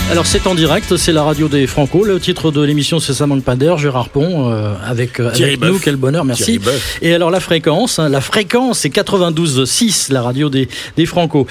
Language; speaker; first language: French; native; French